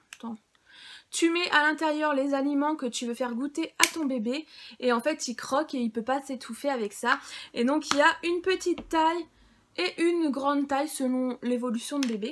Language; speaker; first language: French; native; French